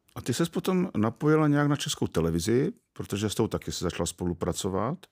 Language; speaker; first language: Czech; native; Czech